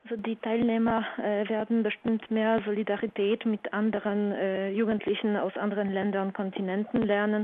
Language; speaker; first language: German; non-native, fluent; Polish